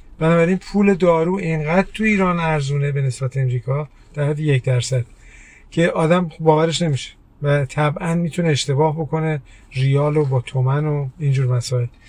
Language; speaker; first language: Persian; early bilingual, heritage; Persian